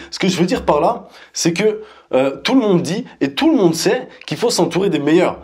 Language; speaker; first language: French; native; French